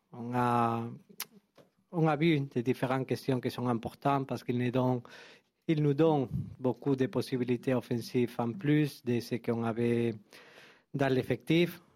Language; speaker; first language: French; non-native, fluent; Spanish